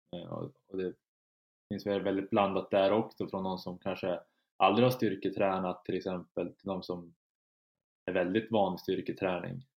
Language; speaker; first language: Swedish; native; Swedish